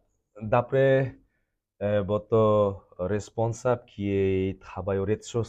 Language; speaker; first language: French; non-native, fluent; Bangla